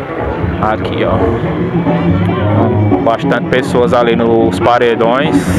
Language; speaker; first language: Portuguese; native; Portuguese